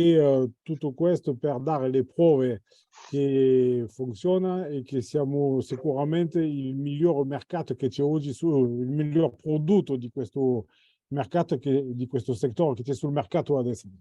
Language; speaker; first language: Italian; non-native, fluent; French